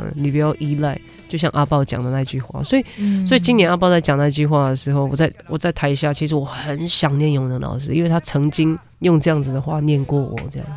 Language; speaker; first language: Chinese; non-native, local second language; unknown